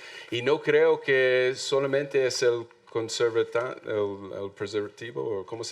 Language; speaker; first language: Spanish; non-native, learner; English